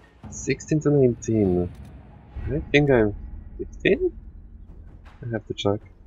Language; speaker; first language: English; non-native, fluent; Polish